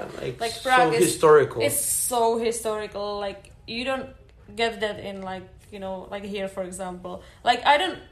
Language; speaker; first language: English; non-native, fluent; Czech